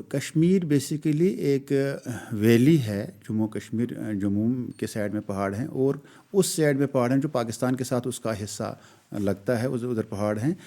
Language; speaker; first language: Urdu; non-native, local second language; Kashmiri